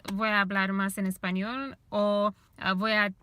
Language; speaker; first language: Spanish; non-native, learner; Romanian